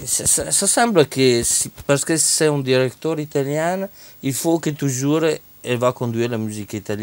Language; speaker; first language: French; non-native, fluent; Italian